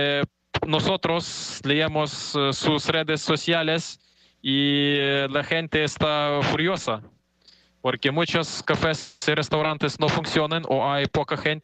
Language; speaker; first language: Spanish; non-native, fluent; Ukrainian